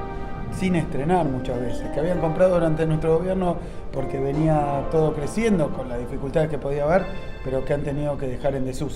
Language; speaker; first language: Spanish; native; Spanish